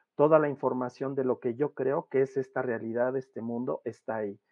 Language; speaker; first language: Spanish; native; Spanish